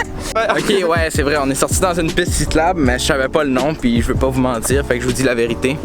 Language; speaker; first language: French; native; French